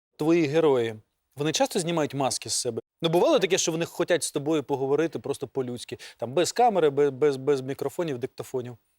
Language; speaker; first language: Ukrainian; native; Ukrainian